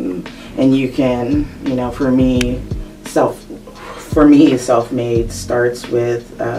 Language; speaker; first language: English; native; English